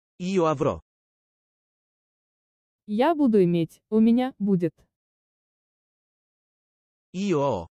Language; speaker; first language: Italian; non-native, fluent; Russian